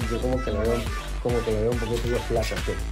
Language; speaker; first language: Spanish; native; Spanish